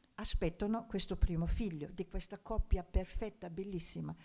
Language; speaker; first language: Italian; non-native, fluent; German